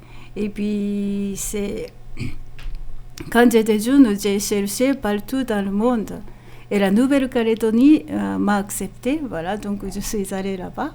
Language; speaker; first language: French; non-native, fluent; Japanese